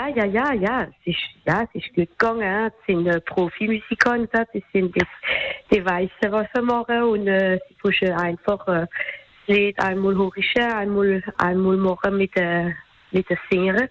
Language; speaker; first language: German; non-native, local second language; French